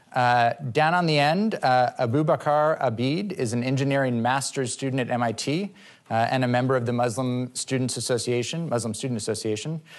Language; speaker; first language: English; native; English